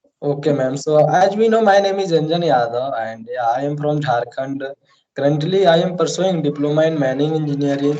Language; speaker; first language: English; non-native, learner; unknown